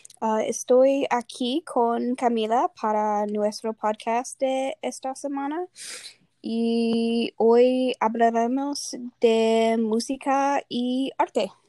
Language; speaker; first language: Spanish; non-native, learner; English